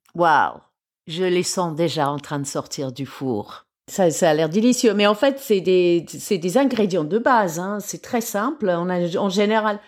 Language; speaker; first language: French; non-native, fluent; English